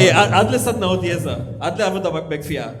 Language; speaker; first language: Hebrew; native; Hebrew